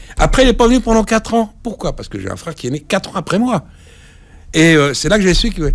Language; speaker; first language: French; early bilingual, other home language; Arabic